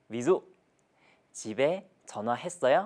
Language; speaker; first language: Korean; non-native, fluent; Vietnamese